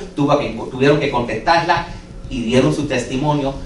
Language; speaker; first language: Spanish; non-native, fluent; English